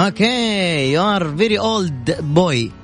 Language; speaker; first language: English; non-native, learner; Arabic